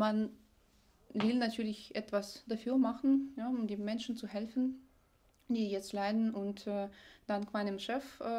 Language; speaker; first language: German; non-native, fluent; Ukrainian